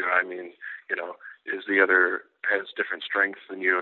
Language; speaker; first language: English; native; English